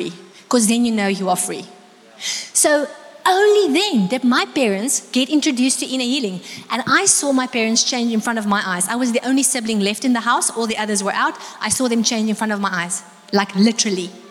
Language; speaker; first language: English; non-native, local second language; Afrikaans